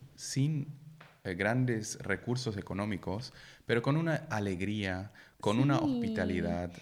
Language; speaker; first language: Spanish; non-native, fluent; German